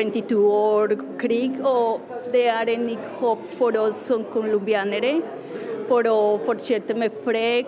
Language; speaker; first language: Norwegian; non-native, learner; Spanish